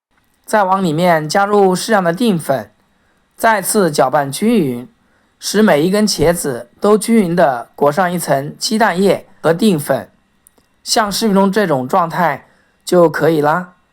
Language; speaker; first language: Chinese; native; Chinese